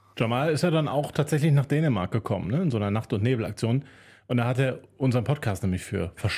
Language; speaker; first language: German; native; German